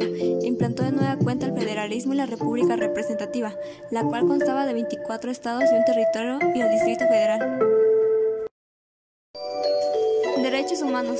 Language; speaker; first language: Spanish; native; Spanish